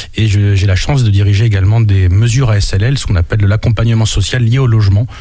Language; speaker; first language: French; native; French